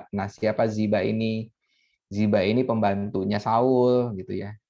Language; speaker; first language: Indonesian; native; Indonesian